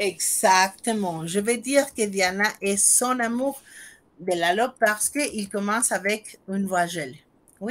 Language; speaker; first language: French; non-native, fluent; Spanish